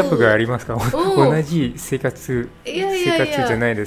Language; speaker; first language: Japanese; non-native, learner; English